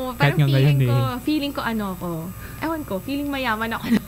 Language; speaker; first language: Filipino; native; Filipino